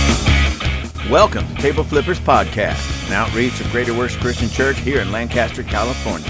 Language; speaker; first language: English; native; English